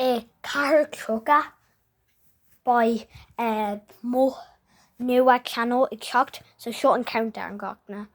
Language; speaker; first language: Irish; non-native, local second language; English